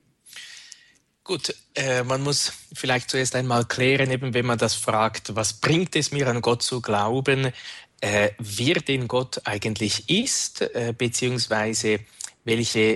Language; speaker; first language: German; native; German